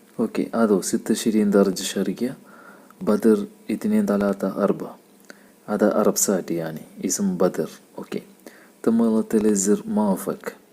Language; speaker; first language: Arabic; non-native, learner; Malayalam